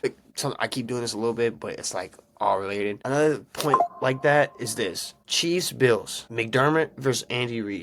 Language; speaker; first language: English; native; English